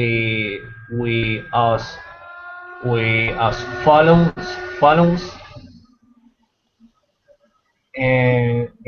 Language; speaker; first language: English; non-native, learner; Spanish